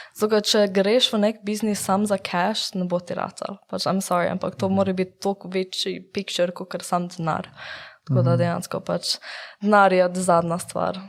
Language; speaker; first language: Slovenian; early bilingual, heritage; Slovenian